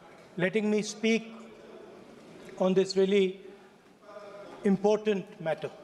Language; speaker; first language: English; non-native, local second language; Hindi